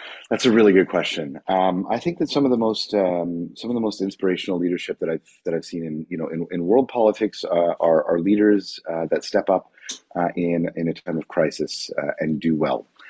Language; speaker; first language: English; native; English